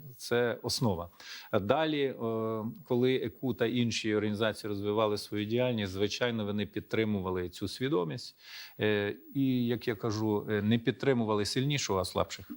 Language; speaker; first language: Ukrainian; early bilingual, heritage; Ukrainian